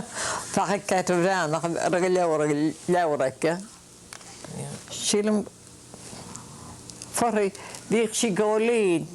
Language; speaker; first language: Irish; native; Irish